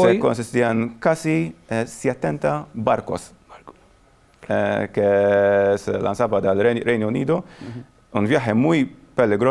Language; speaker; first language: Spanish; non-native, fluent; Maltese